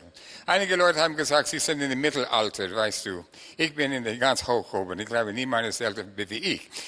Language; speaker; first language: German; non-native, fluent; English